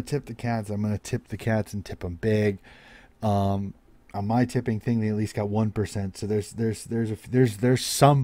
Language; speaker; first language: English; native; English